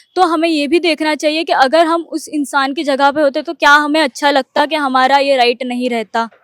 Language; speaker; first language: Hindi; non-native, local second language; Marathi